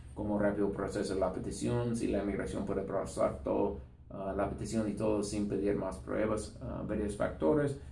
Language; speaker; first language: Spanish; non-native, fluent; English